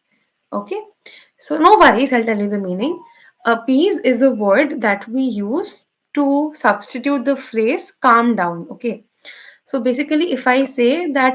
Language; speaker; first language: English; non-native, local second language; Bangla